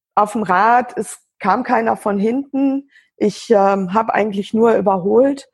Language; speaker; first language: German; native; German